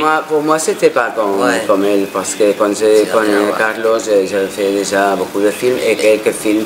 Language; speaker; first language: French; non-native, fluent; Spanish